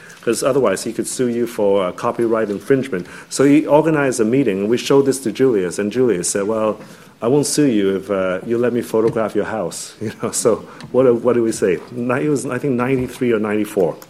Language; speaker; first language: English; non-native, local second language; Cantonese